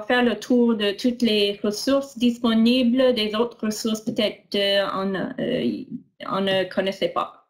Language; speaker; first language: French; non-native, local second language; English